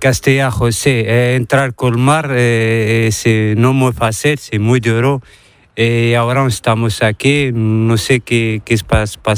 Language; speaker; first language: Spanish; non-native, learner; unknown